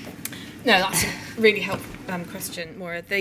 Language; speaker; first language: English; native; English